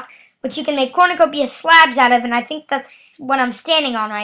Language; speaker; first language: English; native; English